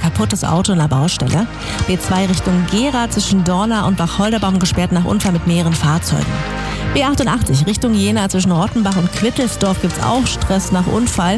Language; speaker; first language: German; native; German